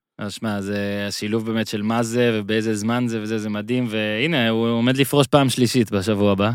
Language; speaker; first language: Hebrew; native; Hebrew